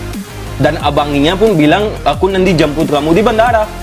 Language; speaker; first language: Indonesian; non-native, fluent; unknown